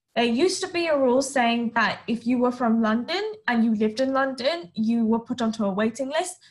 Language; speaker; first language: English; native; English